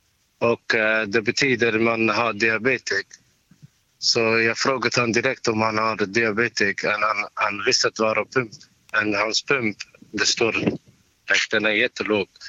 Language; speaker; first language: Swedish; non-native, fluent; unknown